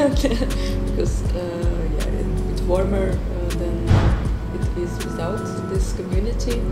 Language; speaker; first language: English; non-native, fluent; Latvian